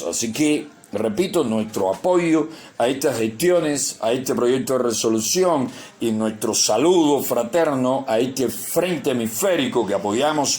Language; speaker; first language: Spanish; native; Spanish